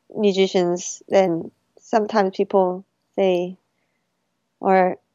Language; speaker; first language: English; early bilingual, other home language; Korean